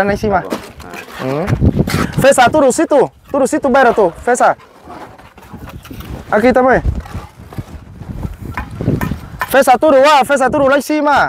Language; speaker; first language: Portuguese; non-native, learner; Vietnamese